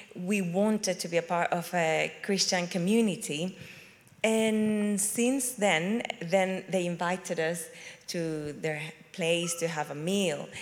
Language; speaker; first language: English; non-native, fluent; Spanish